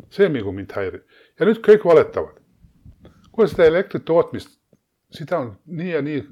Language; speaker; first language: Estonian; non-native, fluent; Swedish